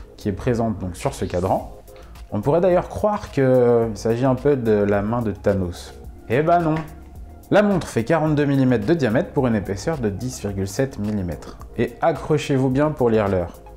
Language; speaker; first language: French; native; French